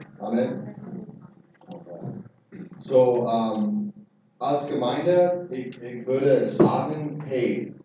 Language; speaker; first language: German; non-native, learner; English